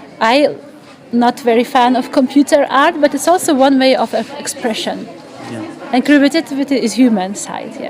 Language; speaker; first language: English; non-native, fluent; Lithuanian